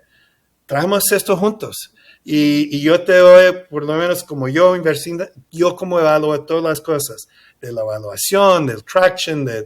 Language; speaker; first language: Spanish; early bilingual, heritage; English